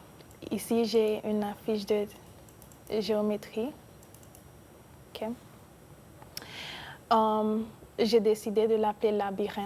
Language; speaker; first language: French; non-native, local second language; Spanish